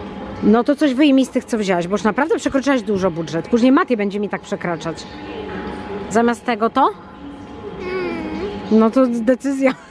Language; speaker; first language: Polish; native; Polish